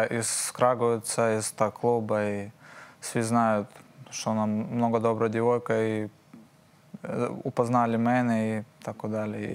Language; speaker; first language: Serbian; non-native, learner; Russian